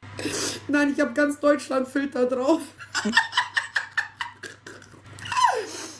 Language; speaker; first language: German; native; German